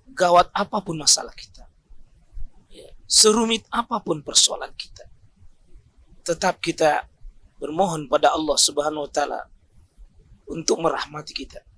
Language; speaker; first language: Indonesian; native; Indonesian